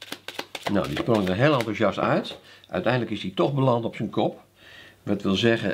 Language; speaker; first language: Dutch; native; Dutch